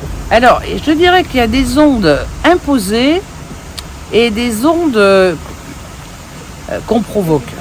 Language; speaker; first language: French; native; French